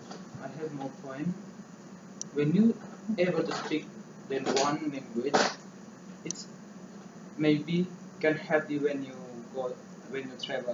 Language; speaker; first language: English; non-native, learner; Malay